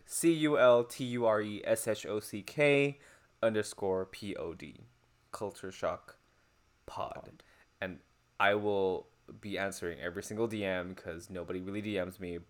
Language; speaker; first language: English; non-native, fluent; Chinese